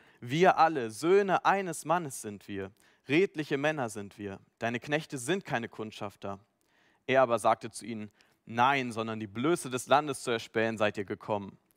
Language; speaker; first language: German; native; German